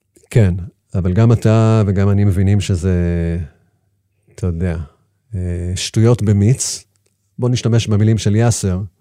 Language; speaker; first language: Hebrew; native; Hebrew